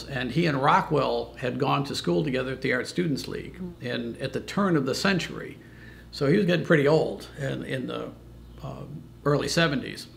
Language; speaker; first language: English; native; English